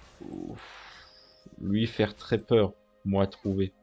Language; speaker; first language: French; native; French